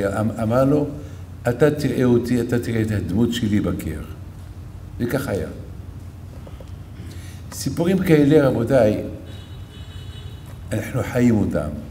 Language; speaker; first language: Hebrew; non-native, fluent; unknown